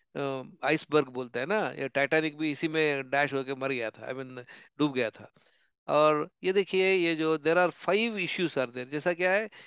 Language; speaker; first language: Hindi; non-native, local second language; Telugu